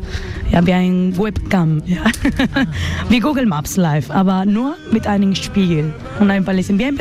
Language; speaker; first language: German; non-native, learner; Spanish